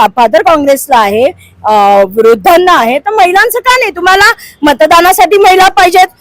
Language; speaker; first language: Marathi; non-native, local second language; Hindi